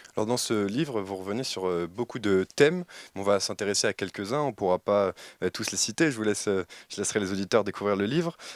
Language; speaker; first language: French; native; French